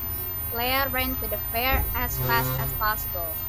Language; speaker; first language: English; non-native, learner; Indonesian